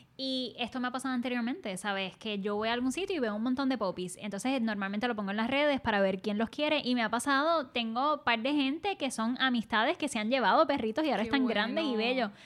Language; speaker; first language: Spanish; native; Spanish